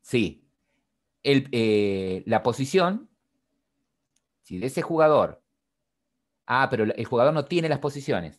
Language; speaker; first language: Spanish; native; Spanish